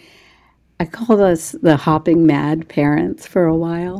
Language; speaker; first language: English; early bilingual, other home language; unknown